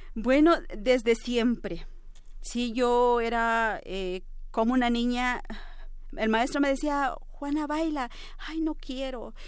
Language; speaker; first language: Spanish; non-native, local second language; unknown